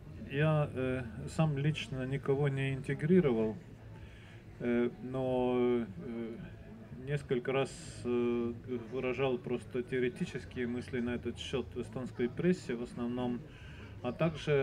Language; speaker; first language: Russian; non-native, fluent; Estonian